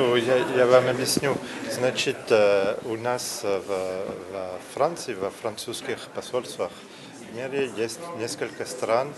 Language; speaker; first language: Russian; non-native, learner; French